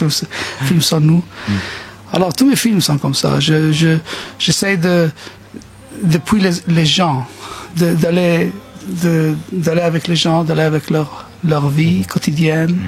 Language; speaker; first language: French; non-native, fluent; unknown